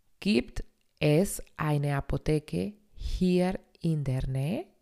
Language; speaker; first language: German; non-native, fluent; Spanish